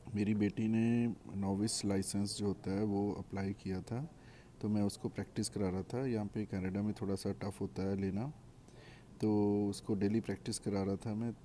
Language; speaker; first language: Hindi; native; Hindi